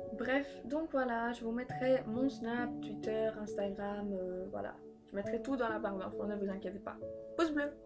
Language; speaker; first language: French; early bilingual, other home language; Polish